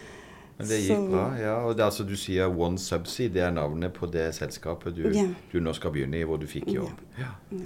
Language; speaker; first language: Norwegian; native; Norwegian